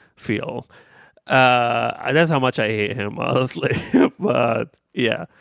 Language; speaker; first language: English; non-native, fluent; Arabic